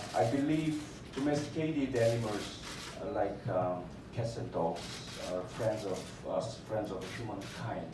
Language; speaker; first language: English; non-native, fluent; Korean